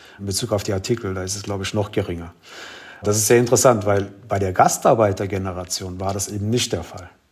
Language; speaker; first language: German; early bilingual, other home language; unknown